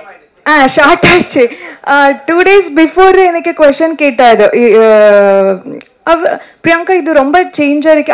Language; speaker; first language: Tamil; non-native, learner; Kannada